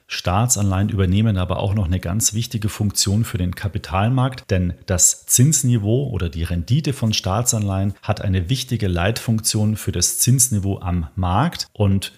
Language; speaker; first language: German; native; German